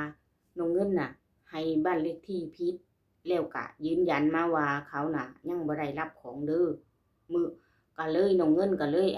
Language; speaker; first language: Thai; non-native, local second language; Lao